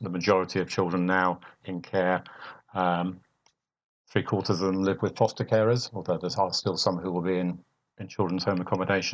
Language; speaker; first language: English; native; English